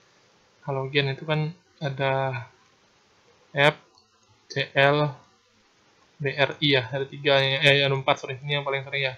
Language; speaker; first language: Indonesian; native; Indonesian